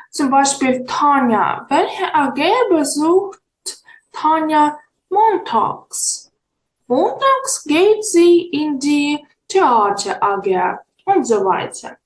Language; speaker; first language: German; non-native, fluent; Ukrainian